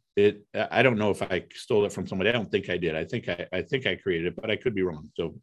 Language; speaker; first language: English; native; English